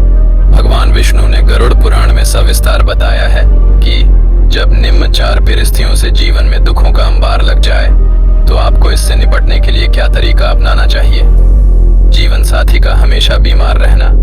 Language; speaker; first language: Hindi; native; Hindi